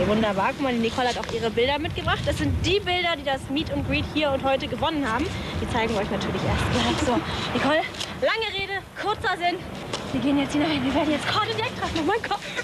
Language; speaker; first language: German; native; German